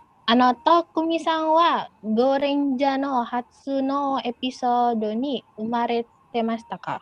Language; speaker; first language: Japanese; non-native, learner; Indonesian